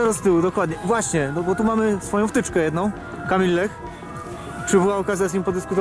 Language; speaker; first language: Polish; native; Polish